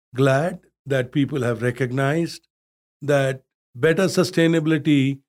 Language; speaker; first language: English; non-native, local second language; Hindi